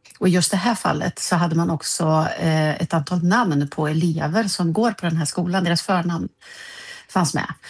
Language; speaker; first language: Swedish; native; Swedish